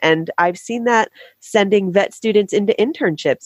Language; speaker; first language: English; native; English